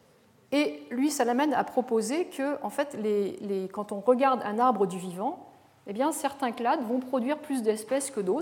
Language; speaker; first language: French; native; French